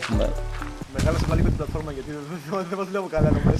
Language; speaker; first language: Greek; native; Greek